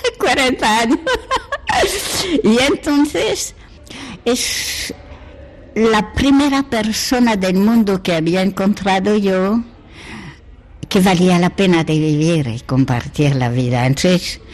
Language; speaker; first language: Spanish; non-native, fluent; French